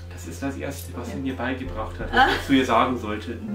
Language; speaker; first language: German; native; German